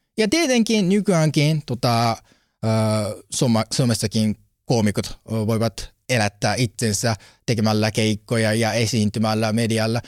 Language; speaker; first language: Finnish; non-native, learner; Japanese